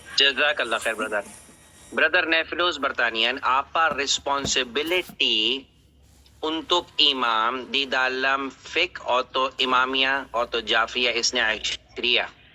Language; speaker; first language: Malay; non-native, learner; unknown